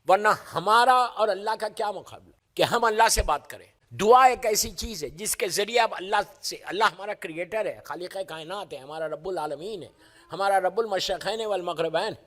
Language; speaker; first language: Urdu; native; Urdu